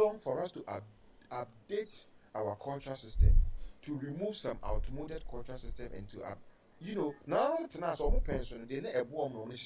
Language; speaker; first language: English; non-native, local second language; Akan